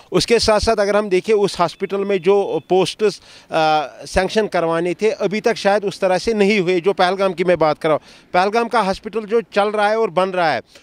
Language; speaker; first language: Hindi; non-native, local second language; Kashmiri